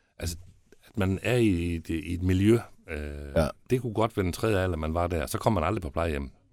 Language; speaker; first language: Danish; native; Danish